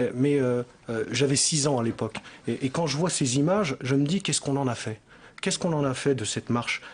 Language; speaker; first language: French; native; French